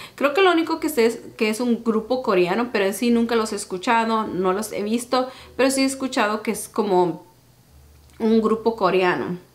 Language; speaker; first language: Spanish; early bilingual, heritage; Spanish